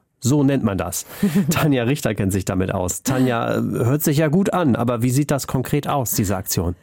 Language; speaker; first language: German; native; German